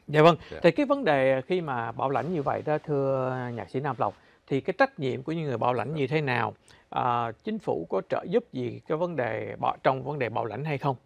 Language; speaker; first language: Vietnamese; native; Vietnamese